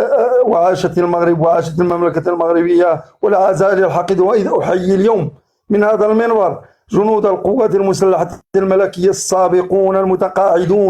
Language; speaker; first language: Arabic; native; Arabic